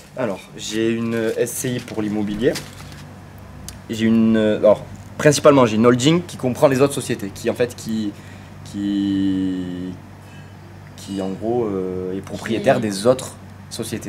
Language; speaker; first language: French; native; French